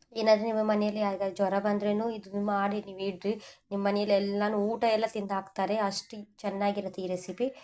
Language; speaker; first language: Kannada; non-native, local second language; Telugu